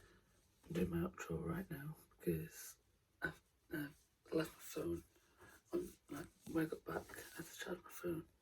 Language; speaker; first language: English; native; English